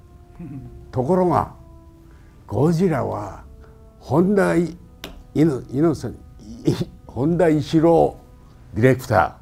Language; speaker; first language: Japanese; native; Japanese